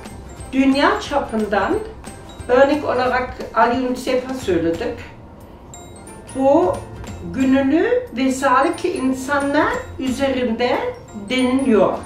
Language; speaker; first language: Turkish; non-native, learner; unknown